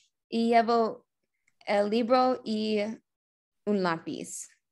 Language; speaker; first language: Spanish; non-native, learner; English